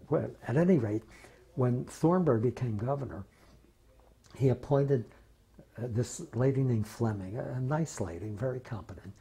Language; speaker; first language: English; native; English